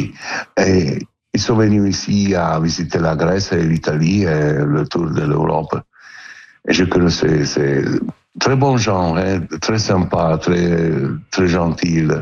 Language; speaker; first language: French; non-native, learner; Italian